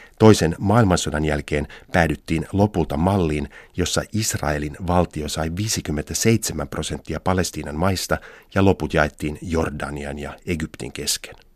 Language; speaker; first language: Finnish; native; Finnish